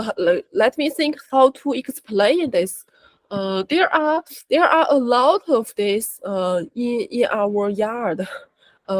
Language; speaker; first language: English; non-native, learner; Chinese